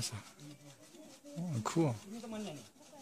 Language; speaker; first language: Indonesian; non-native, learner; Czech